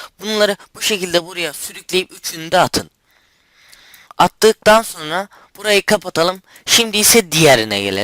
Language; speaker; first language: Turkish; native; Turkish